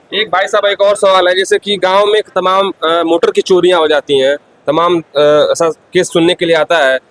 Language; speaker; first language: Hindi; native; Hindi